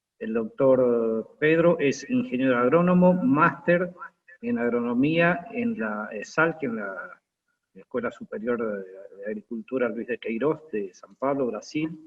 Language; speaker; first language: Spanish; native; Spanish